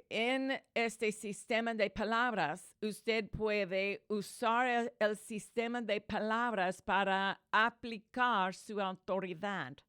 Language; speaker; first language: Spanish; non-native, fluent; English